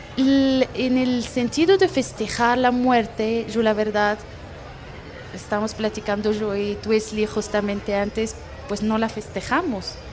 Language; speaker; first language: Spanish; non-native, fluent; Arabic